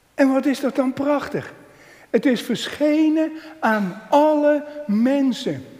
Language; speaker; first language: Dutch; native; Dutch